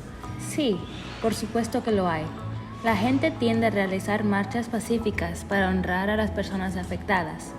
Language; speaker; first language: Spanish; early bilingual, heritage; Spanish